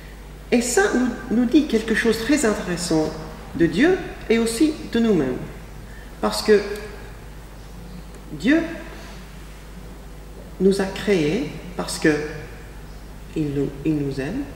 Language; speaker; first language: French; non-native, fluent; English